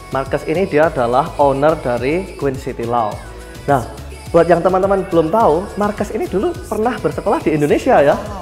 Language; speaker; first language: Indonesian; native; Indonesian